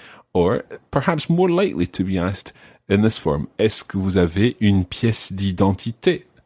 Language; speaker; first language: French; non-native, fluent; English